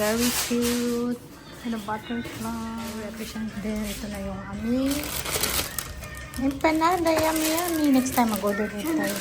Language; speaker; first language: Filipino; non-native, local second language; Cebuano